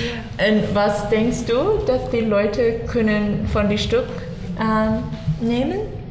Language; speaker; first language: German; non-native, learner; English